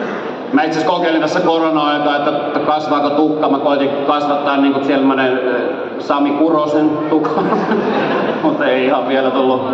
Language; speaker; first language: Finnish; native; Finnish